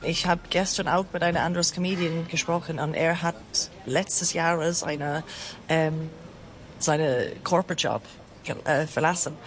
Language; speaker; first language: German; non-native, learner; English